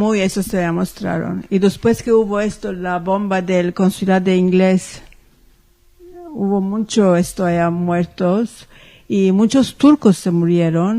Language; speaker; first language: Spanish; early bilingual, heritage; Ladino